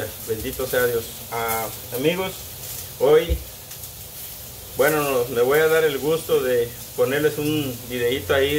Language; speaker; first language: Spanish; native; Spanish